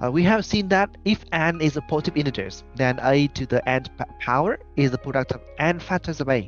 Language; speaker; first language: English; non-native, fluent; Vietnamese